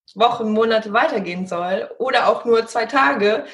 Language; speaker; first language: German; early bilingual, heritage; German